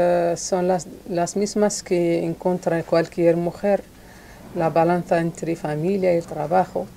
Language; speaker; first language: Spanish; non-native, local second language; Arabic